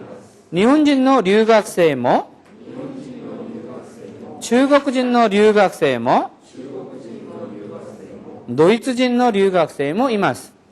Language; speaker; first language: Japanese; non-native, fluent; Korean